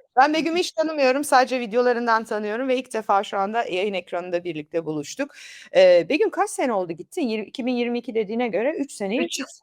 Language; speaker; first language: Turkish; native; Turkish